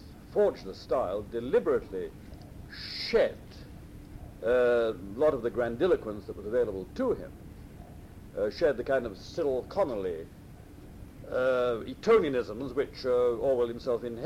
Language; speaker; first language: English; native; English